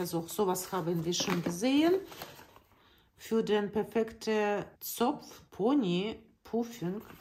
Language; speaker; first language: German; non-native, learner; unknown